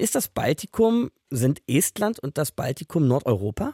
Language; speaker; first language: German; native; German